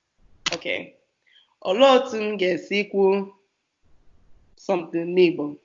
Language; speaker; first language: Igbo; non-native, learner; English